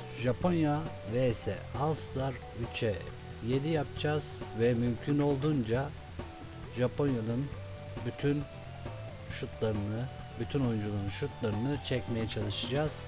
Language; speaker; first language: Turkish; native; Turkish